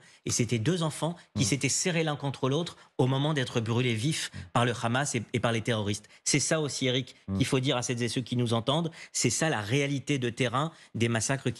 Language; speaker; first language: French; native; French